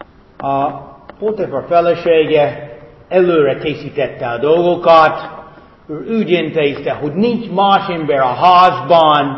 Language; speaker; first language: Hungarian; non-native, fluent; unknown